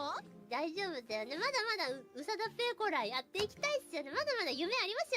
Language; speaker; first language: Japanese; native; Japanese